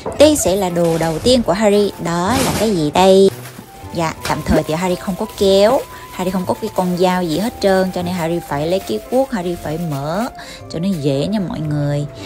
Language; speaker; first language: Vietnamese; early bilingual, heritage; Korean